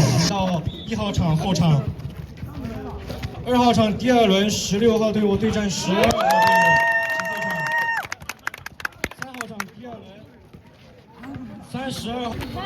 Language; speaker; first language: Chinese; native; Chinese